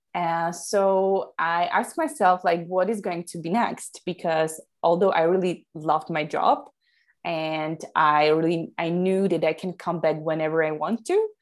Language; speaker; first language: English; non-native, fluent; Slovak